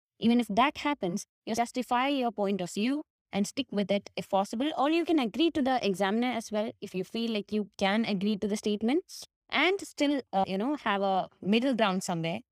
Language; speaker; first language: English; non-native, local second language; Malayalam